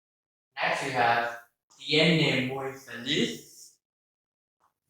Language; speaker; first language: Spanish; non-native, learner; Indonesian